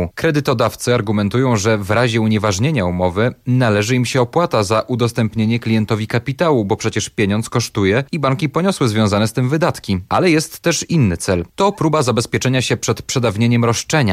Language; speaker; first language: Polish; native; Polish